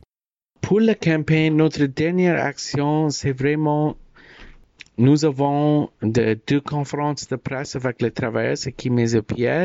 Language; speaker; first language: French; non-native, learner; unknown